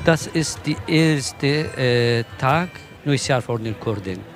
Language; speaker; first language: German; non-native, learner; Kurdish